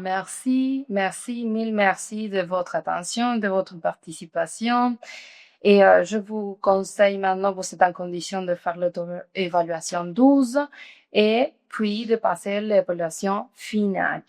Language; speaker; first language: French; non-native, fluent; Spanish